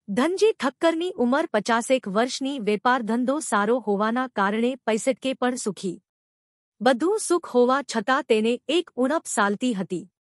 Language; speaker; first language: Gujarati; native; Gujarati